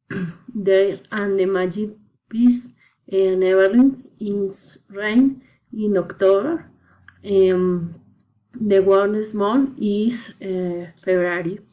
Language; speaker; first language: English; non-native, learner; Spanish